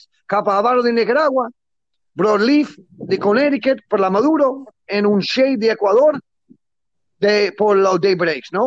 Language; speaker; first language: Spanish; non-native, learner; English